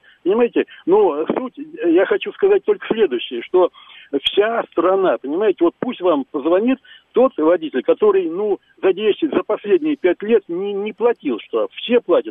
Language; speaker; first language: Russian; native; Russian